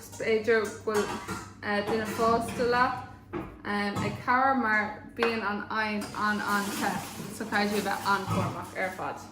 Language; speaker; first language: Irish; non-native, local second language; English